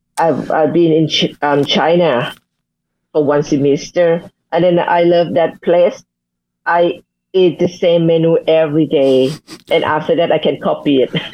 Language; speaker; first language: English; non-native, learner; Thai